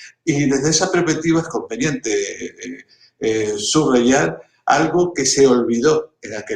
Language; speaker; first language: Spanish; native; Spanish